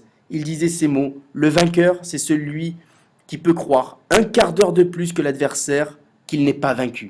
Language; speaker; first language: French; native; French